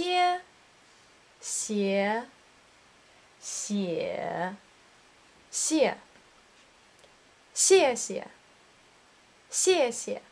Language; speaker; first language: Chinese; non-native, learner; English